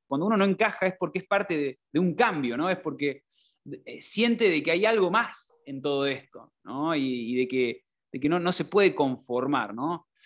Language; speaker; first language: Spanish; native; Spanish